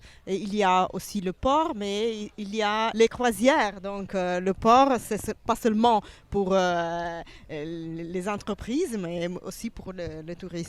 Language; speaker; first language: French; non-native, learner; Italian